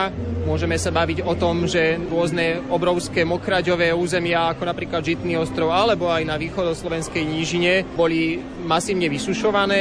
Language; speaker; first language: Slovak; native; Slovak